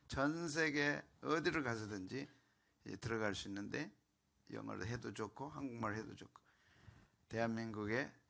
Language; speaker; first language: Korean; native; Korean